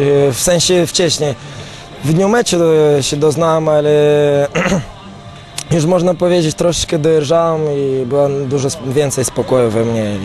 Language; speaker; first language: Polish; non-native, fluent; Romanian